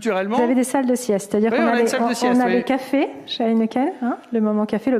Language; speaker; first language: French; native; French